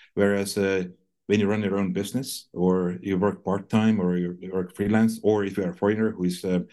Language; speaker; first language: English; non-native, fluent; Estonian